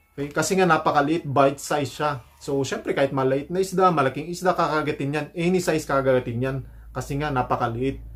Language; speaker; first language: Filipino; native; Filipino